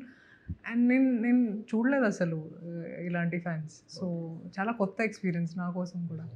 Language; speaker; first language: Telugu; non-native, local second language; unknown